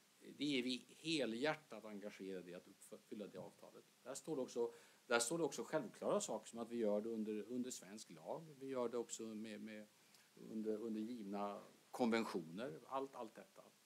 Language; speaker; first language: Swedish; native; Swedish